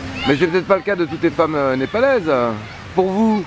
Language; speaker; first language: French; native; French